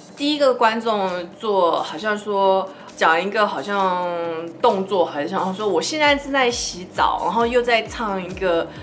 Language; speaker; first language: Chinese; early bilingual, heritage; Chinese